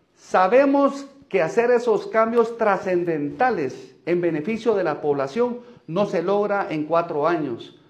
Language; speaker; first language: Spanish; native; Spanish